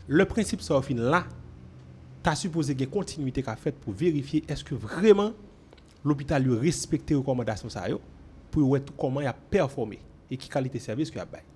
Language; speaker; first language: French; non-native, local second language; Haitian Creole